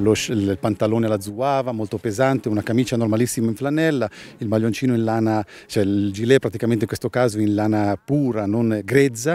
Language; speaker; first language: Italian; native; Italian